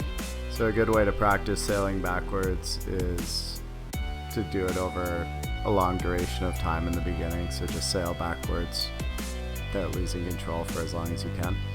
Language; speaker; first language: English; native; English